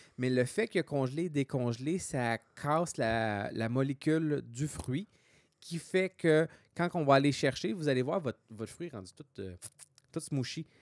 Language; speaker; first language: French; native; French